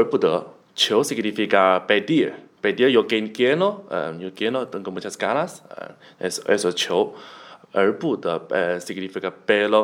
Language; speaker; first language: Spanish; non-native, learner; Chinese